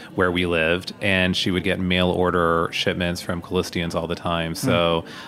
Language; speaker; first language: English; native; English